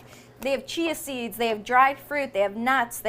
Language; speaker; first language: English; native; English